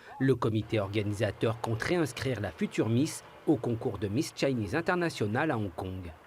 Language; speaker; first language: French; native; French